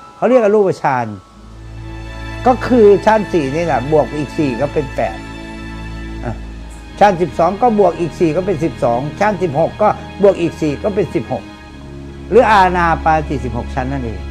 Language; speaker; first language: Thai; native; Thai